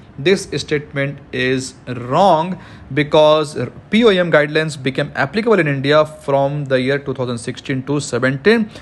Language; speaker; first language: English; non-native, local second language; Hindi